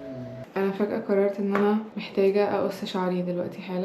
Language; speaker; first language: Arabic; native; Arabic